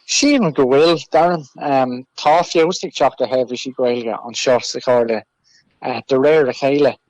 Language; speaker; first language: Irish; non-native, local second language; English